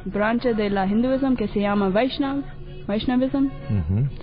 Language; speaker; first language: Spanish; non-native, learner; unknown